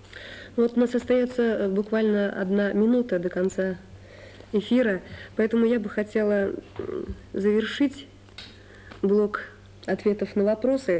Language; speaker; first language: Russian; native; Russian